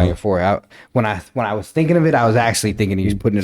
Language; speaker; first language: English; native; English